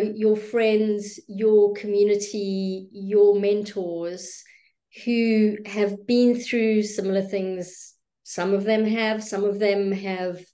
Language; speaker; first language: English; native; English